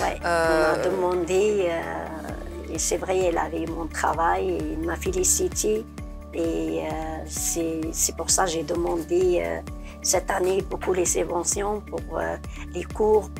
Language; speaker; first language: French; non-native, learner; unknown